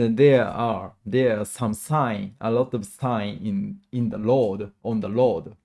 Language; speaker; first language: English; non-native, learner; Japanese